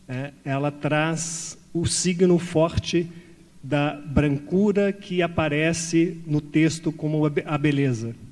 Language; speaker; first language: Portuguese; native; Portuguese